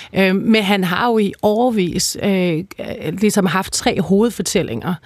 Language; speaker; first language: Danish; early bilingual, other home language; Persian